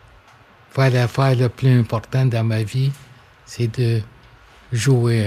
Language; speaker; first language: French; non-native, local second language; English